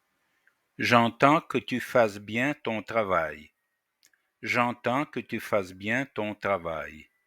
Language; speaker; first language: French; non-native, fluent; Russian